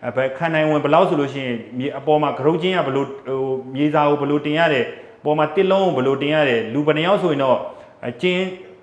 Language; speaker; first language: Burmese; native; Burmese